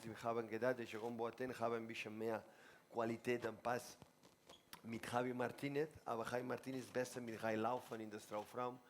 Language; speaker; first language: German; non-native, learner; Spanish